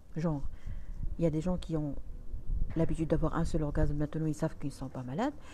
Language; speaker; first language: French; non-native, local second language; Arabic